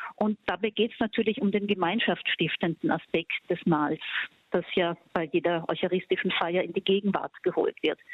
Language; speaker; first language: German; native; German